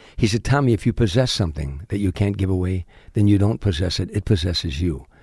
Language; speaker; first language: English; native; English